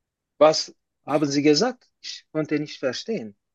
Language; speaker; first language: German; non-native, learner; Turkish